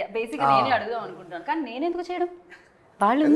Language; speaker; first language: Telugu; native; Telugu